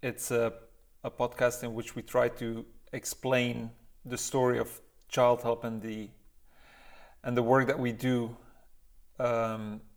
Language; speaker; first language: English; non-native, fluent; Dutch